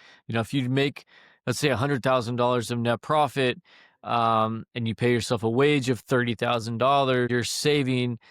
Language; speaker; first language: English; native; English